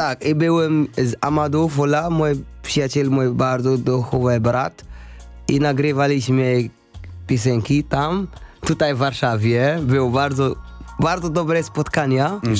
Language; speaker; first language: Polish; non-native, learner; Arabic